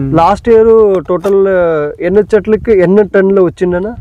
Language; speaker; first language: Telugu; non-native, learner; Kannada